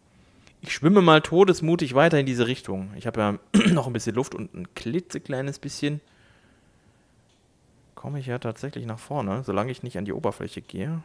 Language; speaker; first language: German; native; German